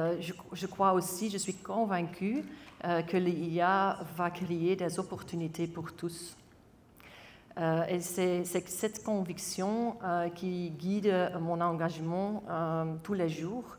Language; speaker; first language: French; non-native, local second language; Dutch